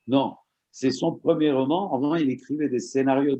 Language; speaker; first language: French; non-native, fluent; Turkish